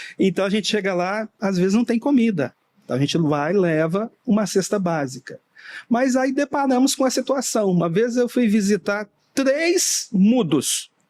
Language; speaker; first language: Portuguese; native; Portuguese